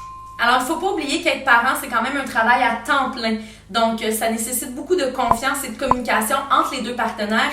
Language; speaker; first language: French; native; French